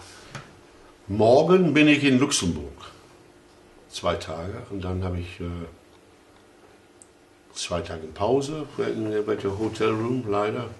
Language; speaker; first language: German; non-native, fluent; English